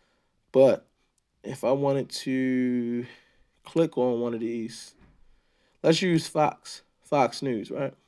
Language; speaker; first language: English; native; English